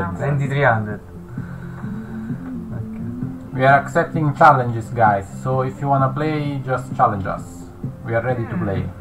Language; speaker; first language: English; non-native, fluent; Italian